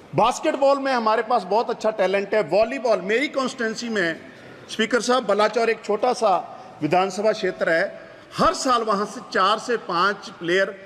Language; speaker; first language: Hindi; non-native, local second language; Punjabi